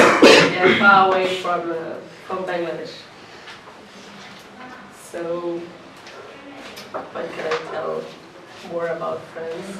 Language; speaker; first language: English; non-native, fluent; French